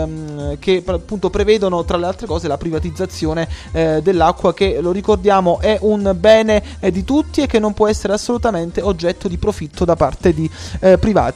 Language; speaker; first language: Italian; native; Italian